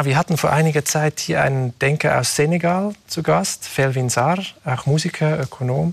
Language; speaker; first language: German; native; German